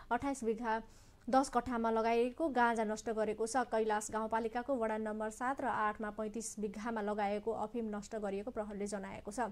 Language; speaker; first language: Nepali; non-native, local second language; Maithili